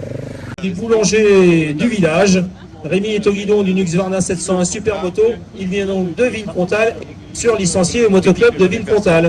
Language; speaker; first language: French; native; French